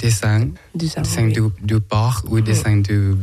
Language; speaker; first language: French; non-native, learner; Thai